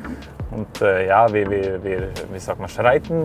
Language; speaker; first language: German; non-native, fluent; Norwegian